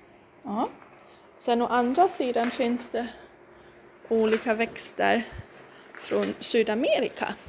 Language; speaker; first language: Swedish; non-native, fluent; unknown